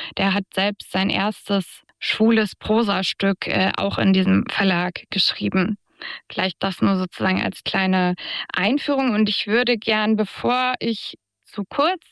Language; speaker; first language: German; native; German